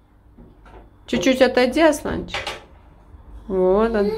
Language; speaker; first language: Russian; native; Russian